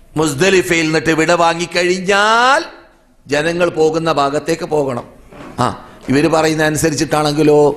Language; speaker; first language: Malayalam; native; Malayalam